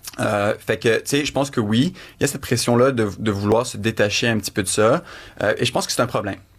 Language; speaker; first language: French; early bilingual, other home language; Arabic